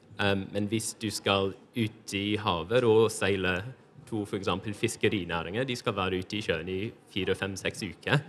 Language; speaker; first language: Norwegian; non-native, fluent; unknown